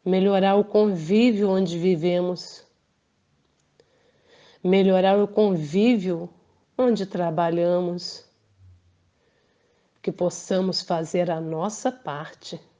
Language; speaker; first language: Portuguese; native; Portuguese